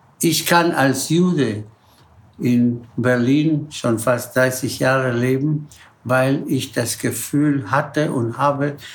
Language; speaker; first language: German; non-native, fluent; Spanish